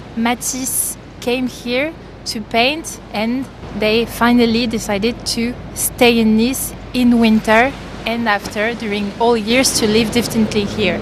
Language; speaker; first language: English; non-native, fluent; French